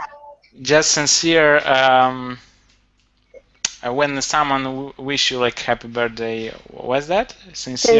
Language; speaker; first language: English; non-native, learner; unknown